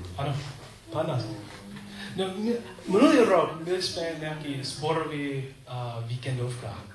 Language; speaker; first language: Czech; non-native, learner; English